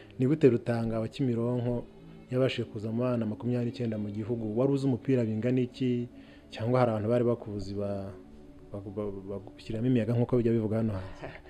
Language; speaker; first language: Kinyarwanda; native; Kinyarwanda